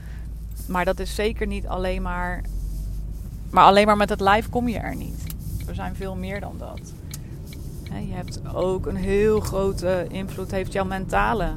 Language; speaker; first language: Dutch; native; Dutch